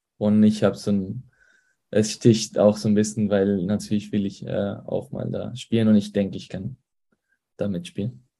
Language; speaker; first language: German; early bilingual, heritage; Spanish